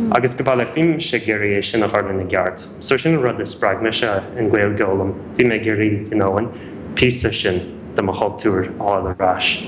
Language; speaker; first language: Irish; non-native, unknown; English